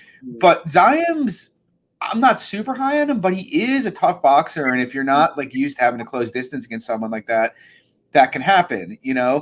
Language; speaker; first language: English; native; English